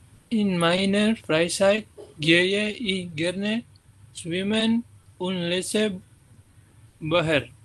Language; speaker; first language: German; non-native, learner; Indonesian